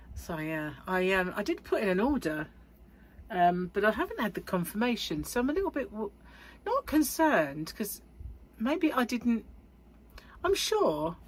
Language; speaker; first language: English; native; English